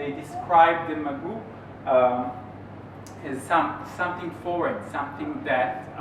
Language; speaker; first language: English; non-native, fluent; Hebrew